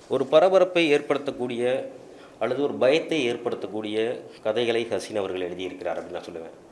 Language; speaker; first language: Tamil; native; Tamil